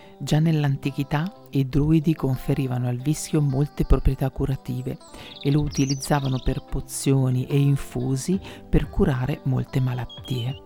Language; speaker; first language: Italian; native; Italian